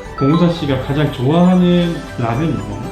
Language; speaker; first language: Korean; native; Korean